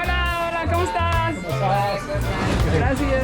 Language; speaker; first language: Spanish; non-native, learner; English